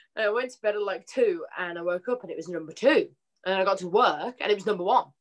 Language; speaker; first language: English; native; English